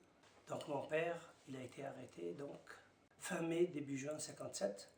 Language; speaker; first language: French; non-native, local second language; Arabic